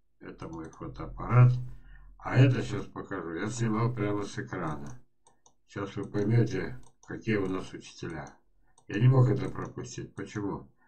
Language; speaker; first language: Russian; native; Russian